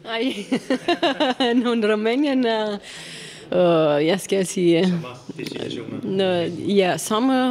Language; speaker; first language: Danish; non-native, learner; Romanian